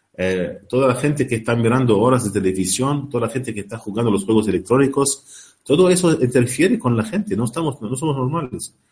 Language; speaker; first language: Spanish; non-native, learner; Arabic